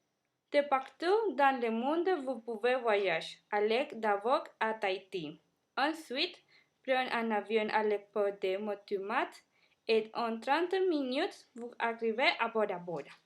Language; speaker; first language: French; non-native, learner; Spanish